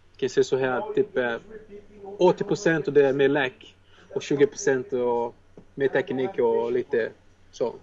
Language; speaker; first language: Swedish; non-native, fluent; Portuguese